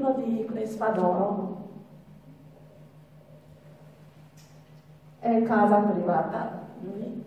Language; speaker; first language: Italian; non-native, learner; Japanese